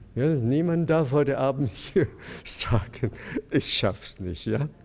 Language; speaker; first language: German; non-native, fluent; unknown